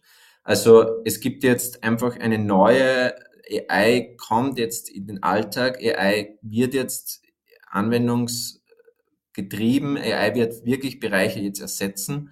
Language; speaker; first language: German; native; German